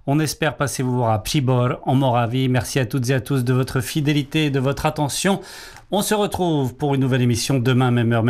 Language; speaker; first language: French; native; French